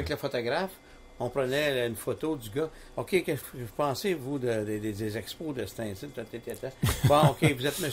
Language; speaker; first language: French; native; French